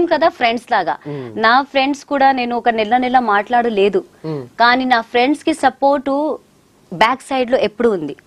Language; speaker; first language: Telugu; non-native, local second language; Hindi